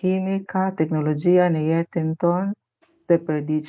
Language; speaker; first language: Albanian; non-native, learner; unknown